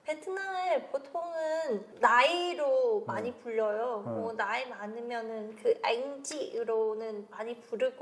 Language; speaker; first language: Korean; non-native, fluent; Vietnamese